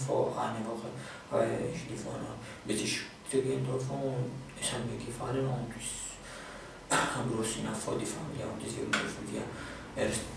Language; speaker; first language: German; non-native, learner; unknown